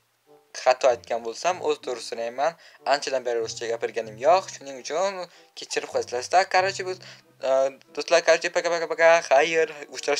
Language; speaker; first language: Russian; non-native, learner; Uzbek